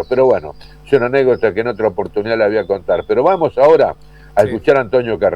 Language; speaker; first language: Spanish; native; Spanish